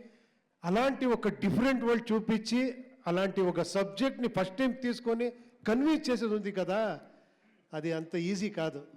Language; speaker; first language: Telugu; non-native, local second language; Kannada